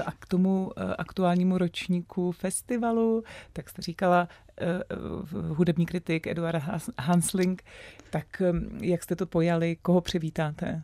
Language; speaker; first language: Czech; native; Czech